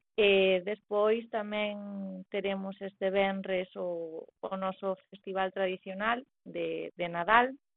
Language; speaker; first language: Galician; native; Galician